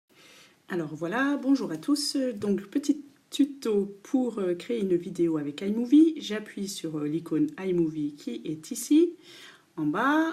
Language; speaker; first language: French; native; French